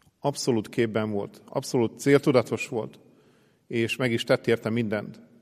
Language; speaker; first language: Hungarian; native; Hungarian